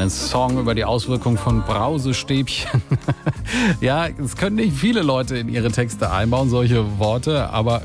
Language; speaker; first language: German; native; German